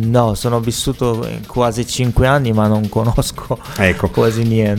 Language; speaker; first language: Italian; non-native, learner; Japanese